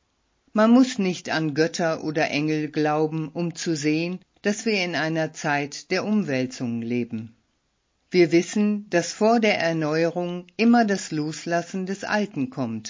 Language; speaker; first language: German; native; German